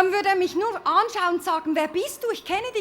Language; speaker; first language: German; native; German